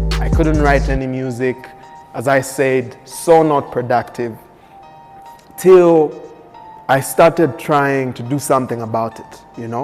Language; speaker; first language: English; non-native, local second language; Bemba